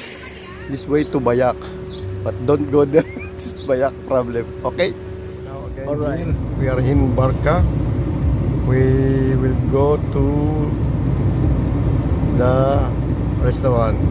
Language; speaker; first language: English; non-native, learner; Filipino